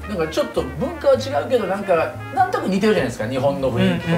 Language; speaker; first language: Japanese; native; Japanese